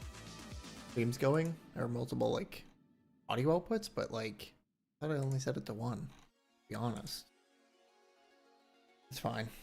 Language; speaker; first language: English; native; English